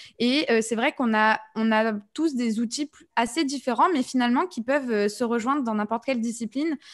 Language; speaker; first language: French; native; French